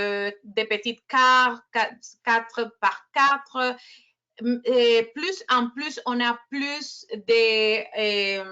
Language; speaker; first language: French; non-native, fluent; Spanish